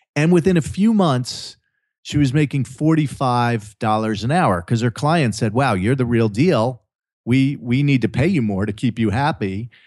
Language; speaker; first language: English; native; English